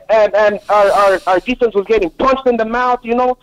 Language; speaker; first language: English; native; English